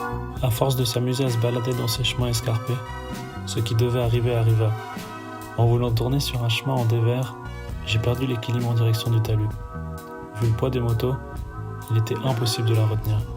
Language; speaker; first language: French; native; French